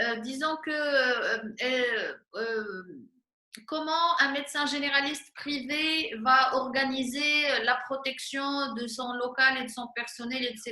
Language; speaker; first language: French; non-native, local second language; Arabic